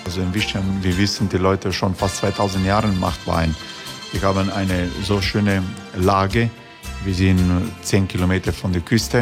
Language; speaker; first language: German; non-native, learner; Croatian